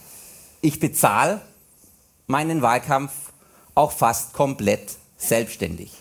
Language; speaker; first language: German; native; German